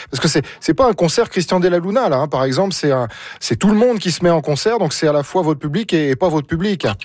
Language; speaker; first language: French; native; French